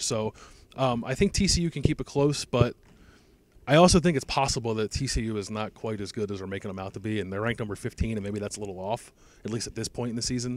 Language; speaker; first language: English; native; English